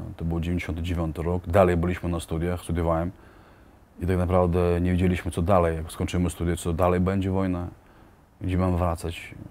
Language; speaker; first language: Polish; non-native, fluent; Chechen